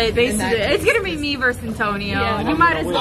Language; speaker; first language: English; native; English